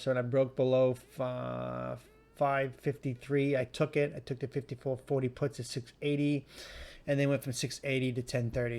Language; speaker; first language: English; native; English